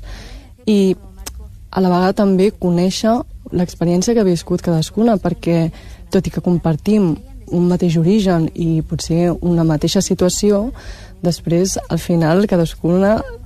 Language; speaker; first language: Catalan; native; Catalan